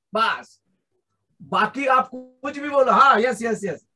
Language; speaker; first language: Hindi; non-native, local second language; Marathi